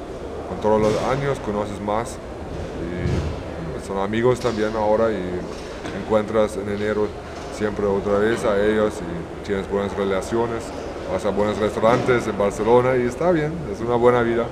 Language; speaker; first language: Spanish; non-native, learner; German